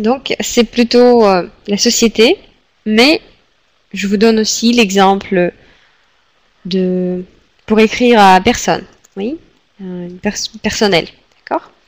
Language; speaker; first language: French; non-native, fluent; Russian